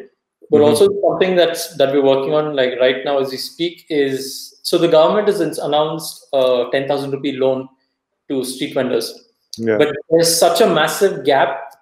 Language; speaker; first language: English; non-native, local second language; Kannada